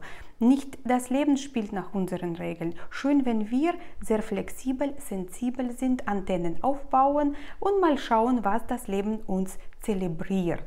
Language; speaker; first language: German; non-native, fluent; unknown